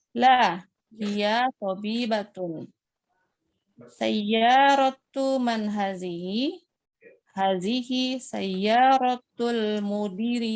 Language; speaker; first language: Arabic; non-native, learner; Indonesian